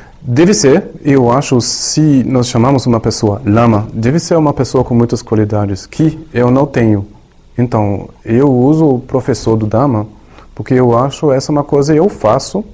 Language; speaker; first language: Portuguese; non-native, learner; German